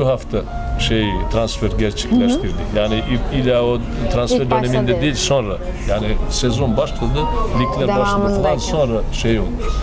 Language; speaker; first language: Turkish; non-native, fluent; Serbian